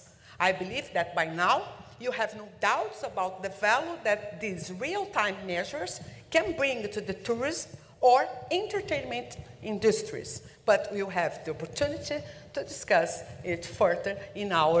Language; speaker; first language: English; non-native, learner; Portuguese